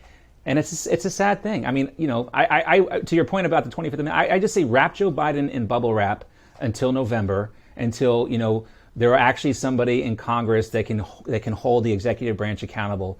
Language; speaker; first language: English; native; English